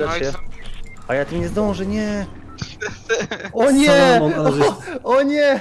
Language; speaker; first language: Polish; native; Polish